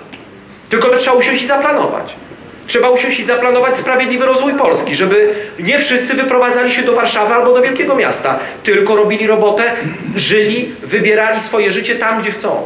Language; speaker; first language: Polish; native; Polish